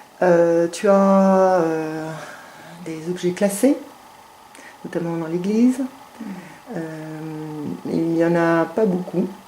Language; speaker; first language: French; native; French